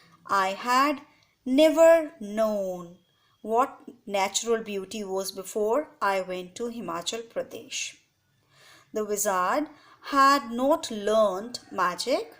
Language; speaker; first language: English; non-native, local second language; Hindi